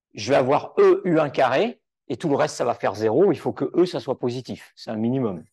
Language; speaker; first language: French; native; French